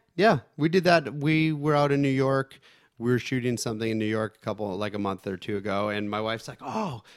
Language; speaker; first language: English; native; English